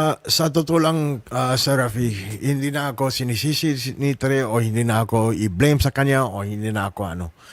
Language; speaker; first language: Filipino; non-native, learner; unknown